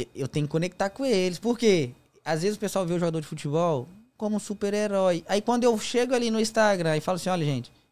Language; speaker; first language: Portuguese; native; Portuguese